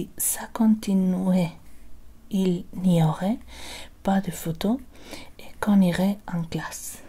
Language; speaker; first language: French; non-native, learner; Spanish